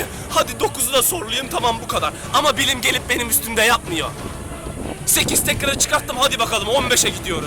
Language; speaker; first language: Turkish; native; Turkish